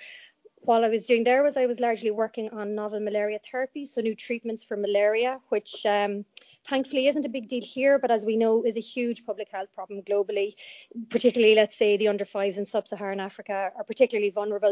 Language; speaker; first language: English; native; English